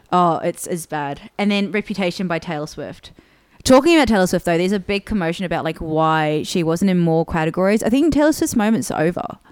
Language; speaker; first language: English; native; English